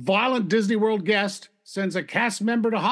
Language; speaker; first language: English; native; English